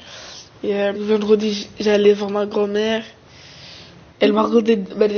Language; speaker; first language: French; early bilingual, other home language; Arabic